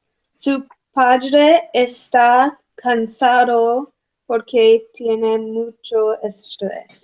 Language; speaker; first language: Spanish; non-native, learner; English